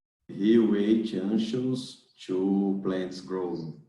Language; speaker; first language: English; non-native, learner; Portuguese